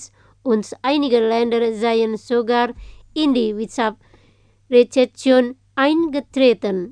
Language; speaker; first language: German; non-native, fluent; Indonesian